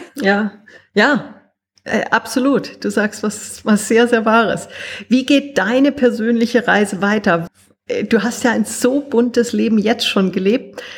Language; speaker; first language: German; native; German